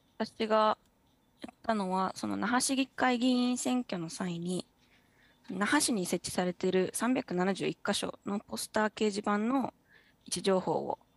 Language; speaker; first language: Japanese; native; Japanese